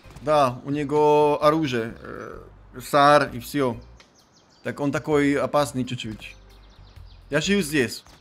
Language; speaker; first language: Russian; non-native, learner; Slovak